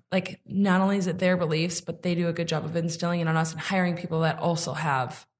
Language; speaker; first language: English; native; English